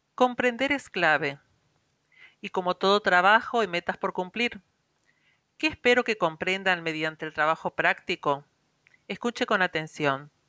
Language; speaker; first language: Spanish; native; Spanish